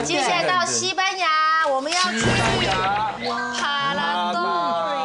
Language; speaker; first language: Chinese; native; Chinese